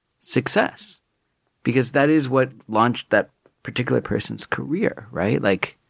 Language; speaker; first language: English; native; English